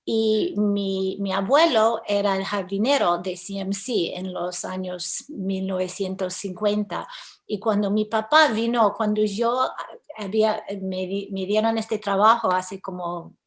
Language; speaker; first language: Spanish; early bilingual, heritage; English